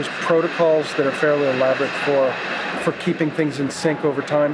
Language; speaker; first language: English; native; English